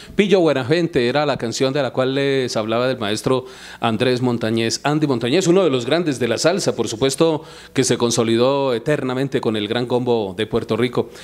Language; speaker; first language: Spanish; native; Spanish